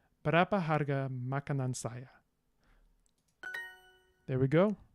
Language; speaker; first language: Indonesian; non-native, learner; English